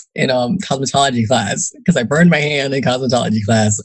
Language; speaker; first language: English; native; English